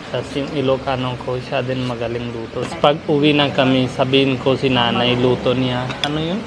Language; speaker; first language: Filipino; non-native, learner; Hindi